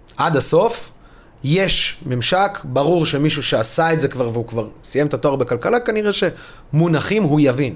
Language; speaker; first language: Hebrew; early bilingual, other home language; Russian